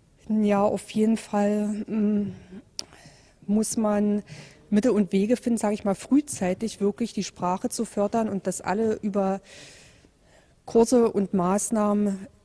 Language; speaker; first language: German; native; German